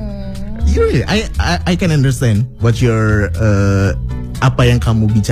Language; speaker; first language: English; non-native, fluent; Indonesian